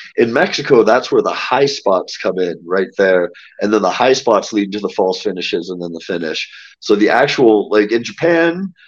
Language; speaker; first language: English; native; English